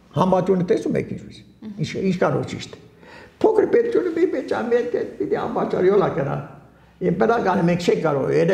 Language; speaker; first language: Armenian; native; Armenian